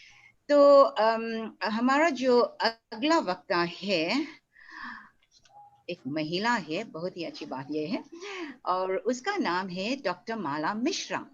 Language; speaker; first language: Hindi; non-native, fluent; English